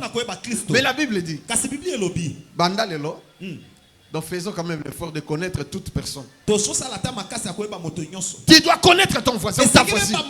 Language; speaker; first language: French; non-native, local second language; Lingala